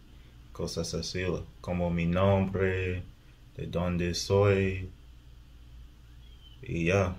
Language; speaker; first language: Spanish; non-native, learner; English